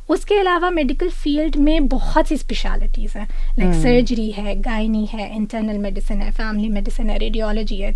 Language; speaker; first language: Urdu; native; Urdu